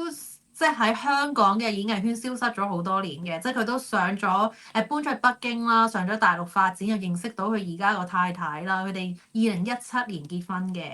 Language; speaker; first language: Cantonese; native; Cantonese